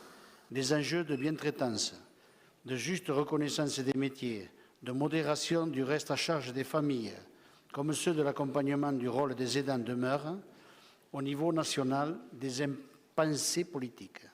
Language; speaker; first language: French; native; French